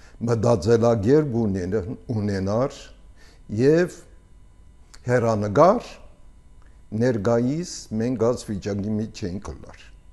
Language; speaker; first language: Armenian; early bilingual, heritage; Armenian